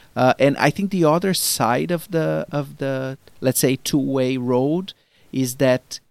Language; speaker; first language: English; non-native, fluent; Portuguese